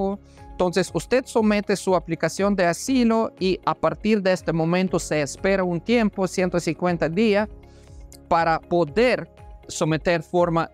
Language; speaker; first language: Spanish; non-native, fluent; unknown